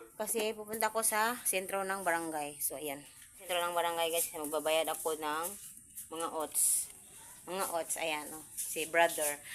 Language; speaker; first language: Filipino; non-native, local second language; Cebuano